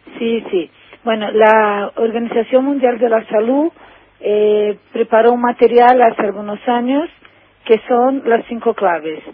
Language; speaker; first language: Spanish; non-native, fluent; Portuguese